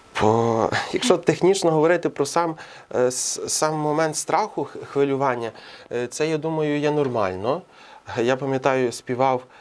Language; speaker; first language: Ukrainian; native; Ukrainian